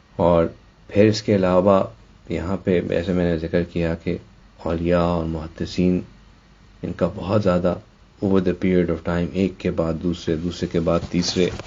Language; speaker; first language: Urdu; native; Urdu